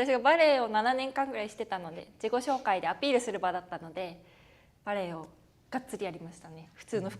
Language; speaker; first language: Japanese; native; Japanese